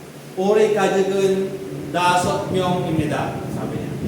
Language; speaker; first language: Korean; non-native, fluent; Filipino